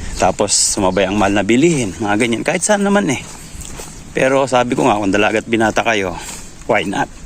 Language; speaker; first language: Filipino; native; Filipino